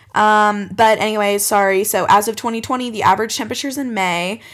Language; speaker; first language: English; native; English